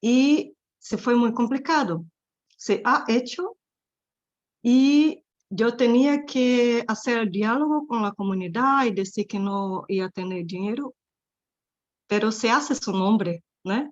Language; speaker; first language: Spanish; non-native, fluent; Portuguese